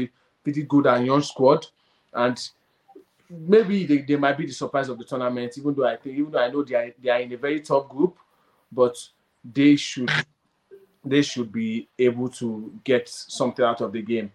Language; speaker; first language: English; non-native, local second language; Yoruba